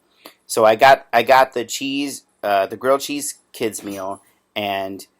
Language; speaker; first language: English; native; English